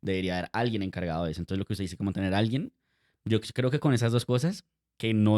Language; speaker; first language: Spanish; native; Spanish